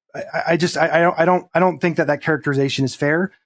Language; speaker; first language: English; native; English